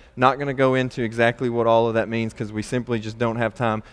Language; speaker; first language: English; native; English